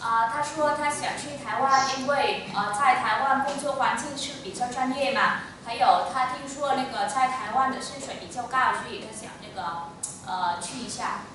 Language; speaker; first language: Chinese; non-native, fluent; Vietnamese